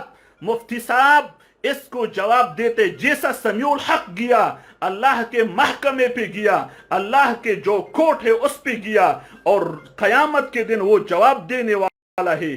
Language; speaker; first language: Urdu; non-native, fluent; Pashto